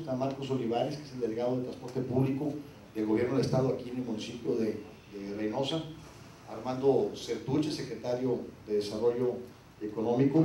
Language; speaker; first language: Spanish; native; Spanish